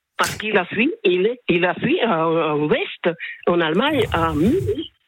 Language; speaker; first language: French; non-native, fluent; Slovak